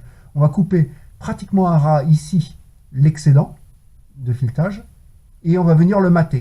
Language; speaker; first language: French; native; French